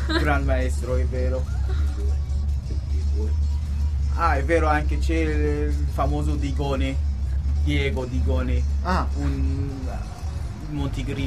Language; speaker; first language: Italian; non-native, local second language; Kurdish